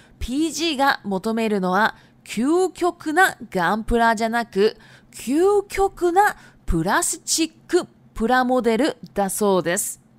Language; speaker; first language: Japanese; non-native, fluent; Chinese